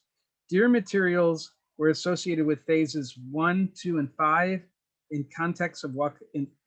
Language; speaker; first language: English; native; English